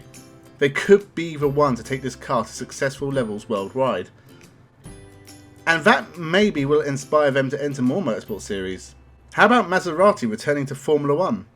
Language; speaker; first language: English; native; English